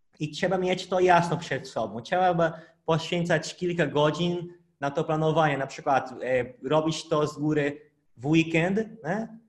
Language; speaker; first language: Polish; non-native, fluent; Portuguese